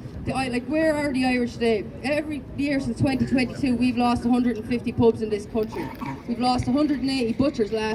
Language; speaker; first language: English; native; English